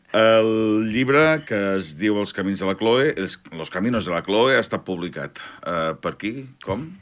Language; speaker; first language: Catalan; native; Catalan